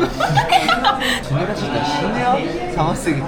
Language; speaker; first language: Japanese; non-native, learner; Korean